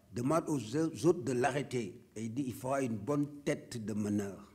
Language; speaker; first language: French; non-native, local second language; Wolof